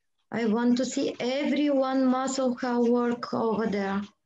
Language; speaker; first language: English; non-native, learner; Bulgarian